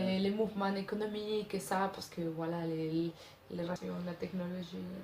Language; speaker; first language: French; non-native, learner; Spanish